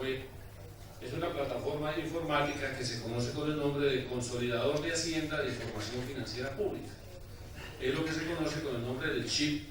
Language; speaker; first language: Spanish; native; Spanish